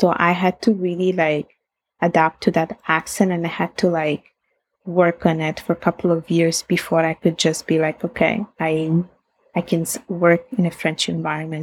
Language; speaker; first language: English; non-native, fluent; Italian